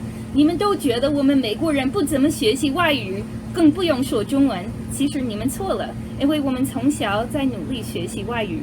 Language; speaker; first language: Chinese; non-native, fluent; English